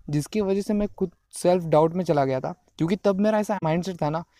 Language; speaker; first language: Hindi; non-native, local second language; Marathi